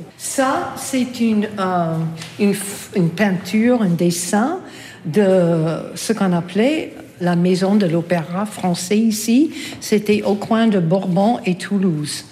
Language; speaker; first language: French; non-native, fluent; English